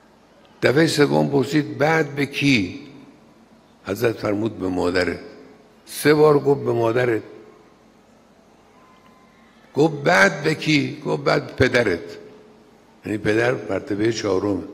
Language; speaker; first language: Persian; native; Persian